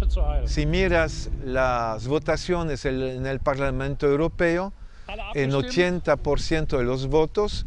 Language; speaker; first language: Spanish; non-native, fluent; French